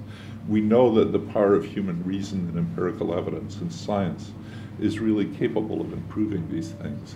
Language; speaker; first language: English; native; English